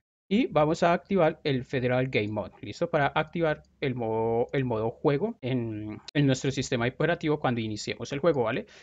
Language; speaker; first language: Spanish; native; Spanish